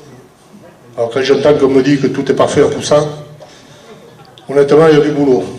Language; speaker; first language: French; native; French